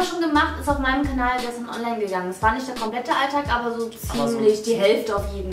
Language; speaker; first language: German; native; German